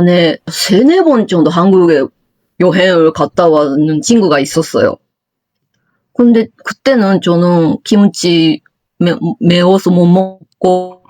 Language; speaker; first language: Korean; non-native, fluent; Japanese